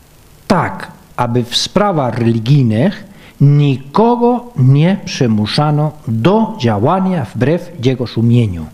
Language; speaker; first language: Polish; non-native, fluent; Spanish